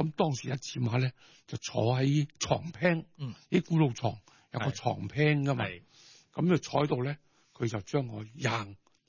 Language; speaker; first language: Cantonese; native; Cantonese